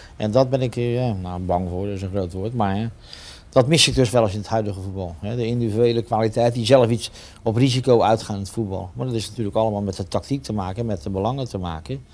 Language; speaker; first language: Dutch; native; Dutch